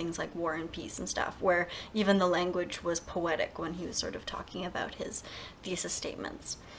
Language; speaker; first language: English; native; English